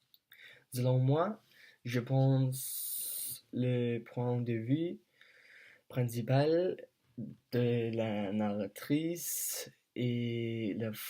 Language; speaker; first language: French; non-native, learner; Danish